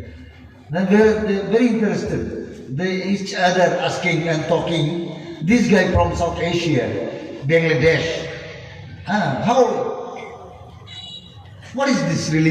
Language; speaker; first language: English; non-native, local second language; Bangla